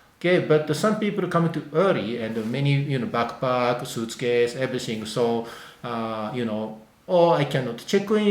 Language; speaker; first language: English; non-native, learner; Japanese